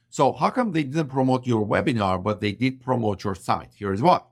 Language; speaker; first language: English; non-native, fluent; Persian